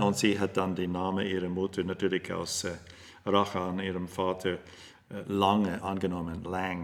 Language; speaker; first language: German; non-native, fluent; English